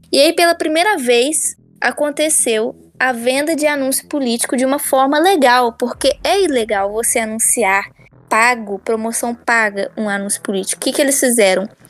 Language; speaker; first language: Portuguese; native; Portuguese